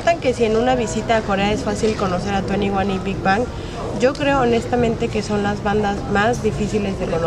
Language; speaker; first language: Spanish; native; Spanish